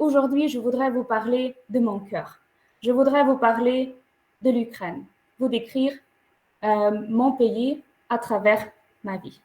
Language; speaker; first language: French; non-native, fluent; Ukrainian